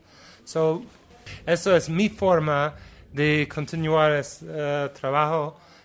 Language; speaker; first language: Spanish; non-native, learner; English